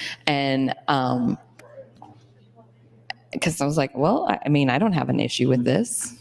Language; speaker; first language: English; native; English